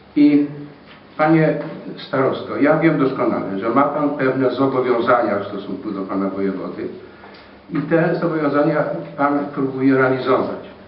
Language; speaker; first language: Polish; native; Polish